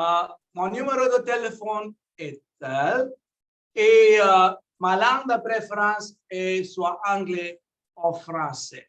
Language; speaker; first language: French; non-native, local second language; English